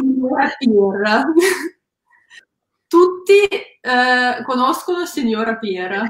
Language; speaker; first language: Italian; non-native, learner; Russian